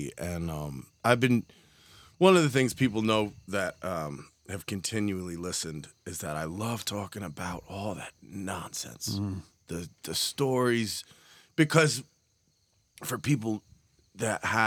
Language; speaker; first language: English; native; English